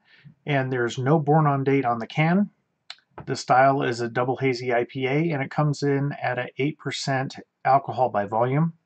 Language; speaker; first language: English; native; English